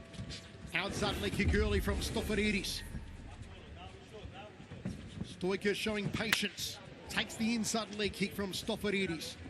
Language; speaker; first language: English; native; English